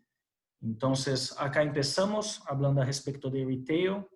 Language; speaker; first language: Spanish; non-native, fluent; Portuguese